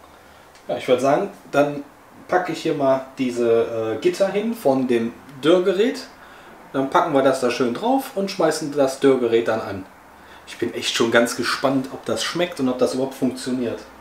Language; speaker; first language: German; native; German